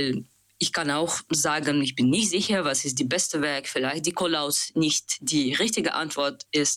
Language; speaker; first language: German; non-native, learner; Russian